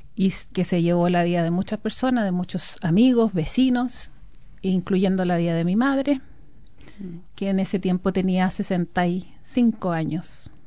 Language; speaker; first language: Spanish; native; Spanish